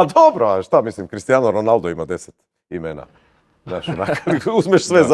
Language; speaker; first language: Croatian; native; Croatian